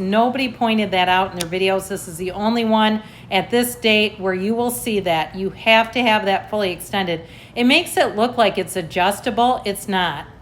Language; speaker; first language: English; native; English